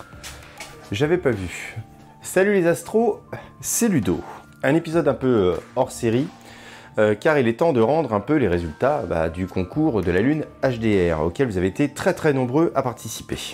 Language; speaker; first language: French; native; French